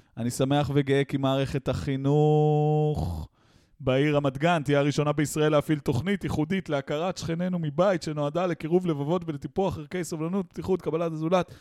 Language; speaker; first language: Hebrew; non-native, local second language; Arabic